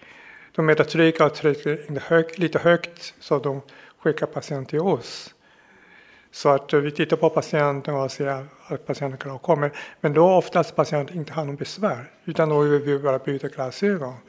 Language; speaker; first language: Swedish; non-native, fluent; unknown